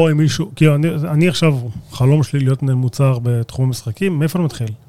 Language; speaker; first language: Hebrew; native; Hebrew